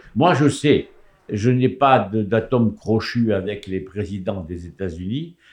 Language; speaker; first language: French; native; French